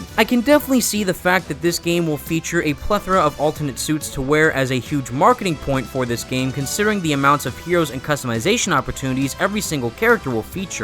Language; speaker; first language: English; native; English